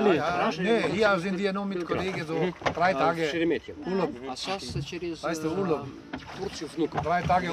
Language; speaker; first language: German; non-native, learner; Albanian